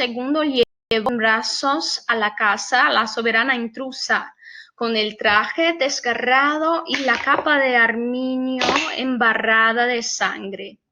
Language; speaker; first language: Spanish; non-native, fluent; Portuguese